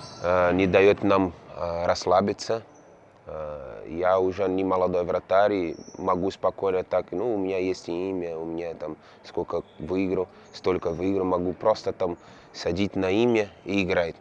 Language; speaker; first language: Russian; non-native, learner; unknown